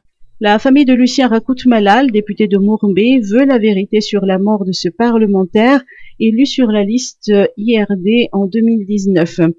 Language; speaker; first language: French; non-native, local second language; Malagasy